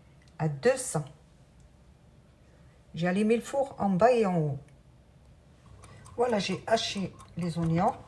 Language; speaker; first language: French; non-native, local second language; Arabic